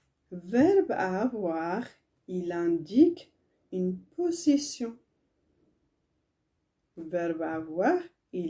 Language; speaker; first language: French; non-native, learner; Tigrinya